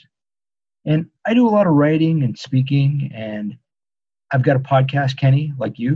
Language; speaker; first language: English; native; English